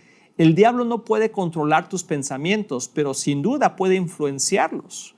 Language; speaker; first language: Spanish; native; Spanish